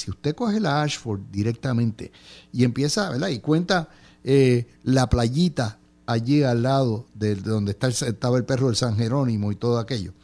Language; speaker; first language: Spanish; native; Spanish